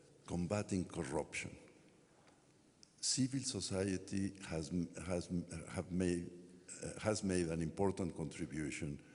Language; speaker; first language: English; non-native, fluent; Spanish